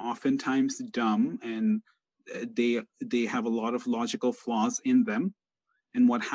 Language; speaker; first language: English; non-native, local second language; Bangla